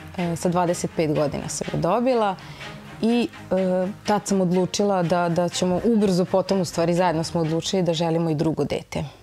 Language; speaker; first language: Serbian; native; Serbian